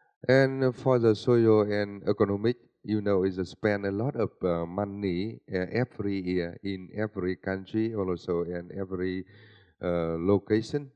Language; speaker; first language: English; non-native, learner; Vietnamese